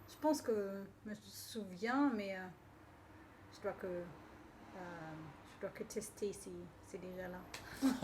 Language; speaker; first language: French; non-native, learner; English